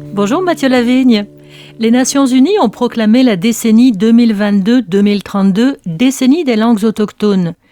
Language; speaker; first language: French; native; French